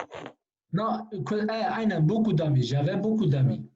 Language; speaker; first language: French; non-native, fluent; Kurdish